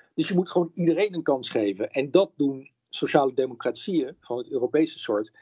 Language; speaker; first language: Dutch; native; Dutch